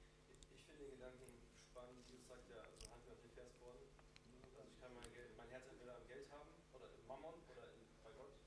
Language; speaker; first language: German; native; German